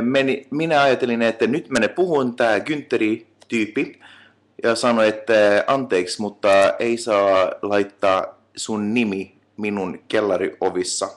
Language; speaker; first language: Finnish; non-native, local second language; Swedish